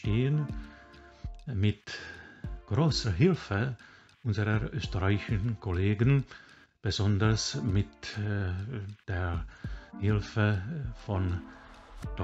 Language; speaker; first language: German; non-native, fluent; Czech